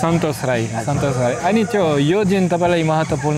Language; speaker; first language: Nepali; non-native, learner; French